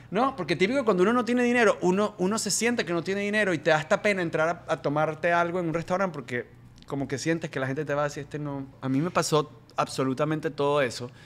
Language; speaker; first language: Spanish; native; Spanish